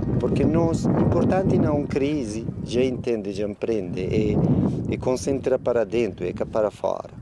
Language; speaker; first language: Portuguese; non-native, learner; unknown